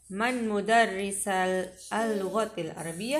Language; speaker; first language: Arabic; non-native, learner; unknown